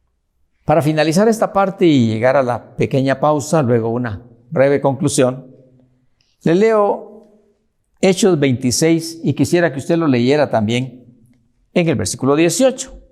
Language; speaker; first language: Spanish; native; Spanish